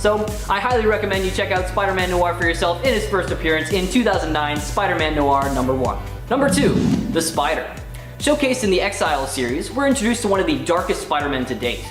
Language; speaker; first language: English; native; English